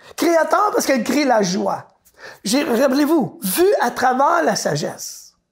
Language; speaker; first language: French; native; French